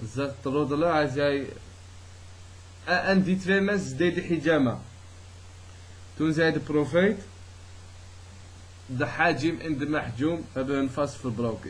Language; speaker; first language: Dutch; early bilingual, other home language; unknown